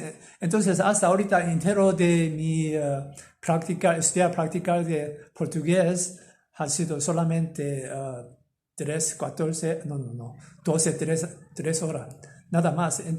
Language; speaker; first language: Spanish; non-native, learner; Korean